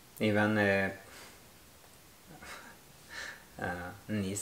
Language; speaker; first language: Bulgarian; non-native, learner; French